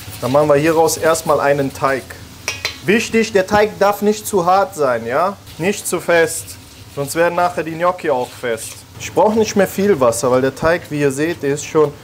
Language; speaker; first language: German; early bilingual, other home language; Italian